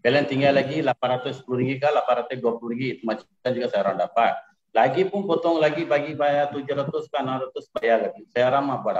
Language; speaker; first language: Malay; non-native, local second language; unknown